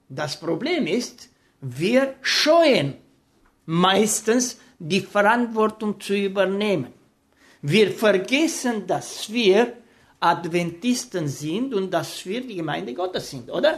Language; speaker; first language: German; non-native, fluent; Romanian